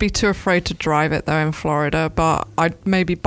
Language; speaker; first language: English; native; English